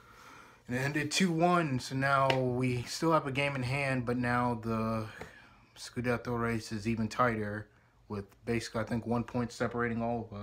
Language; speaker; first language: English; native; English